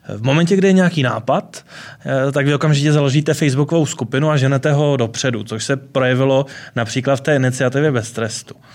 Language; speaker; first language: Czech; native; Czech